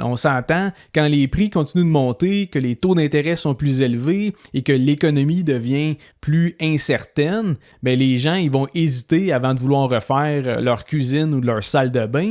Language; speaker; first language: French; native; French